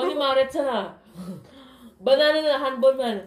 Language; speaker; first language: Korean; non-native, fluent; Filipino